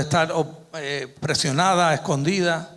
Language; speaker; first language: Spanish; native; Spanish